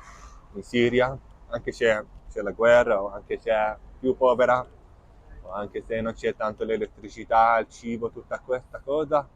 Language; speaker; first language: Italian; non-native, fluent; Arabic